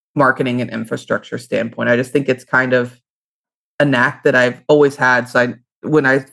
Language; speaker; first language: English; native; English